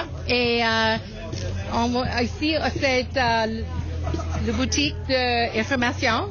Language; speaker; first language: French; non-native, local second language; English